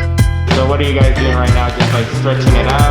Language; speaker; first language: English; native; English